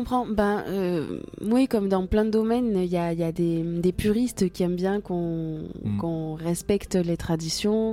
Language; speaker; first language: French; native; French